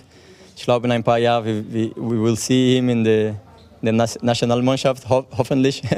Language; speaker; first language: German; non-native, fluent; Portuguese